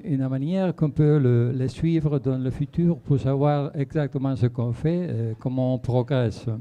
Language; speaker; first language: French; non-native, fluent; Spanish